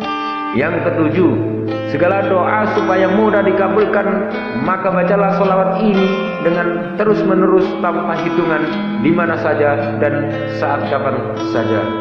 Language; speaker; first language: Indonesian; native; Indonesian